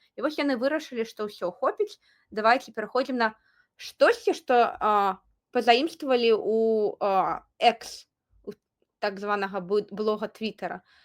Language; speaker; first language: Belarusian; native; Belarusian